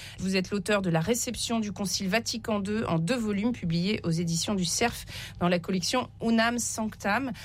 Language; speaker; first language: French; native; French